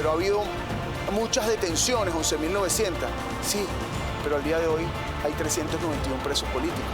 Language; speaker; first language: Spanish; native; Spanish